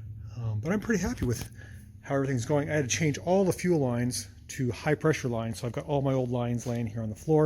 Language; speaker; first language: English; native; English